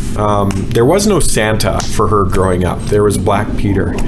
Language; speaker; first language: English; native; English